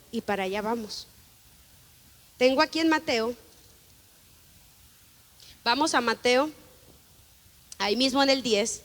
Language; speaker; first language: Spanish; native; Spanish